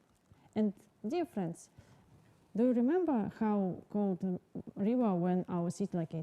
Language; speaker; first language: English; non-native, learner; Russian